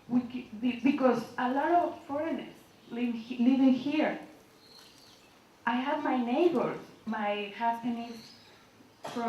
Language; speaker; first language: English; non-native, learner; Spanish